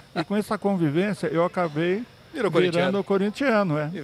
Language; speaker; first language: Portuguese; native; Portuguese